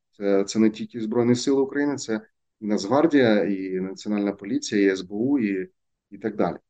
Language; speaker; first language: Ukrainian; native; Ukrainian